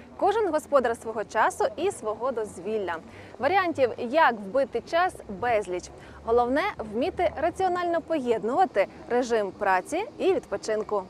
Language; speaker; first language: Ukrainian; native; Ukrainian